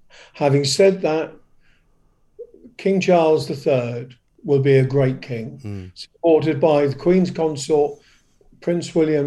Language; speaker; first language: English; native; English